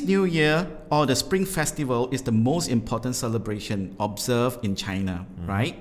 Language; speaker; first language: English; non-native, local second language; Min Nan Chinese